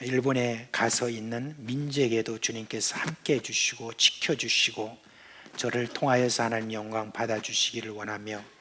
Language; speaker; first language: Korean; native; Korean